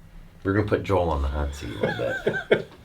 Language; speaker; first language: English; native; English